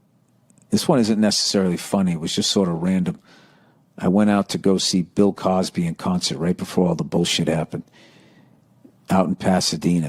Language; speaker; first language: English; native; English